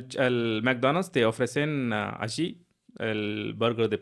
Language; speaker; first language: Spanish; non-native, learner; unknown